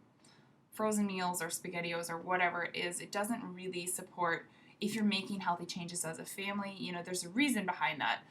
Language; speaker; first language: English; native; English